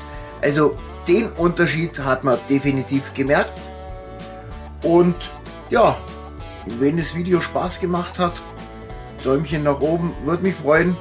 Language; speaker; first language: German; native; German